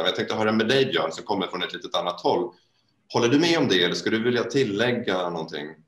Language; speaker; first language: Swedish; native; Swedish